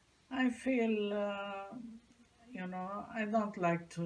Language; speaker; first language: English; non-native, learner; Arabic